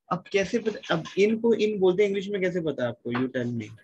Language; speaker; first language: Hindi; native; Hindi